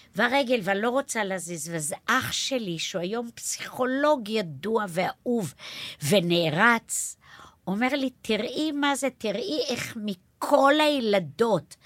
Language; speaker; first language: Hebrew; native; Hebrew